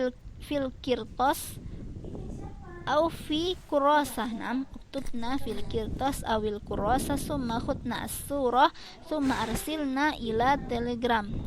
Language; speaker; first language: Arabic; non-native, fluent; Indonesian